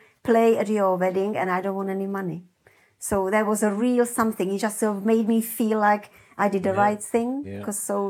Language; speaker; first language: English; non-native, fluent; Czech